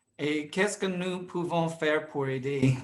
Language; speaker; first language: French; non-native, fluent; English